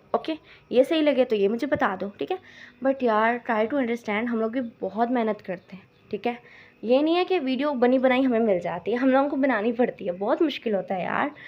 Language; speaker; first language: Urdu; non-native, local second language; Punjabi